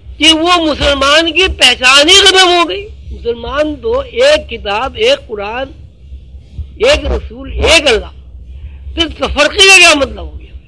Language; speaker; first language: Urdu; native; Urdu